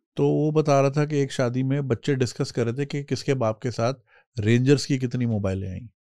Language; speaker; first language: Urdu; native; Urdu